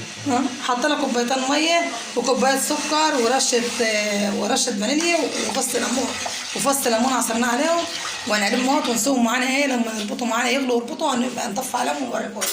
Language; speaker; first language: Arabic; native; Arabic